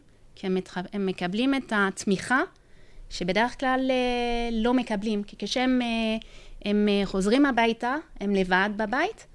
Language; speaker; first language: Hebrew; non-native, fluent; French